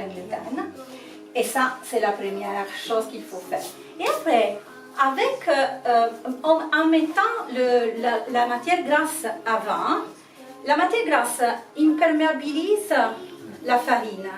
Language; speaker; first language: French; non-native, learner; Italian